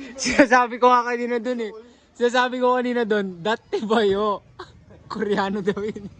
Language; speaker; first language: Filipino; native; Filipino